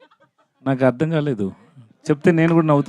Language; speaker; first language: Telugu; non-native, learner; Tamil